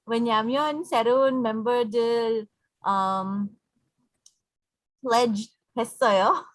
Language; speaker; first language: Korean; non-native, learner; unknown